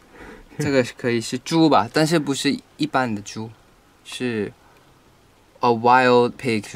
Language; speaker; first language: Chinese; non-native, fluent; Thai